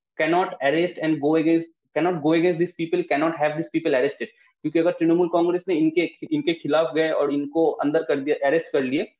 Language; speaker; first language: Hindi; non-native, local second language; Bangla